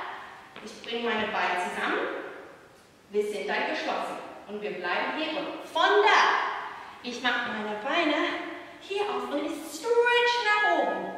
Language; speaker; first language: German; non-native, fluent; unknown